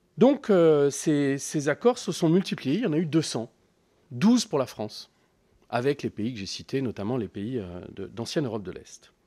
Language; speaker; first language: French; native; French